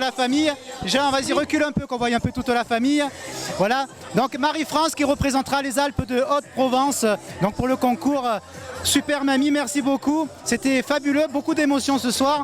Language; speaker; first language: French; native; French